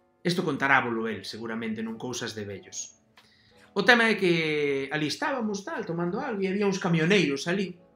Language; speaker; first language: Galician; non-native, local second language; Spanish